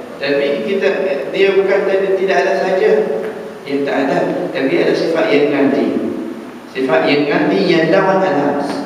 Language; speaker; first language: Malay; non-native, fluent; Arabic